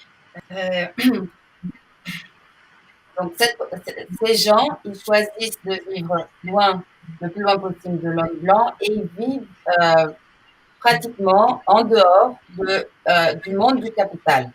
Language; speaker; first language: French; non-native, fluent; Portuguese